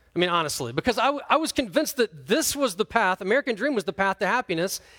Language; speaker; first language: English; native; English